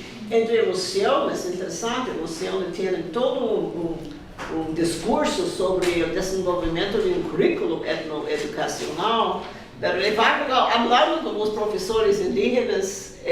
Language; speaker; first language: Spanish; non-native, fluent; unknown